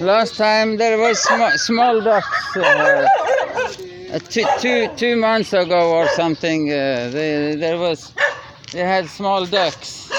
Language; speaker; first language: English; non-native, learner; Norwegian